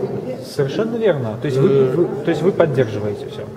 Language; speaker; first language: Russian; native; Russian